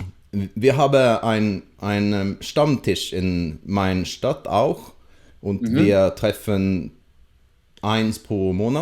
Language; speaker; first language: German; non-native, learner; Swedish